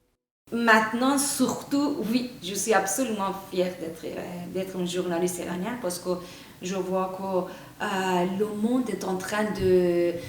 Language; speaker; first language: French; non-native, fluent; Persian